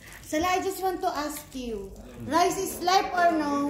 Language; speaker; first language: English; non-native, local second language; Filipino